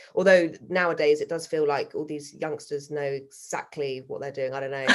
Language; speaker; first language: English; native; English